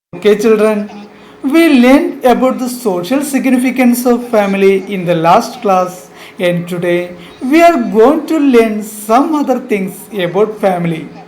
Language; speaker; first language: English; non-native, local second language; Malayalam